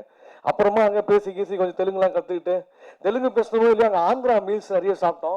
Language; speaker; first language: Tamil; native; Tamil